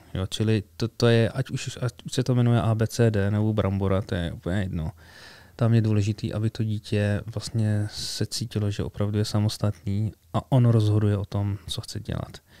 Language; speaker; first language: Czech; early bilingual, other home language; Arabic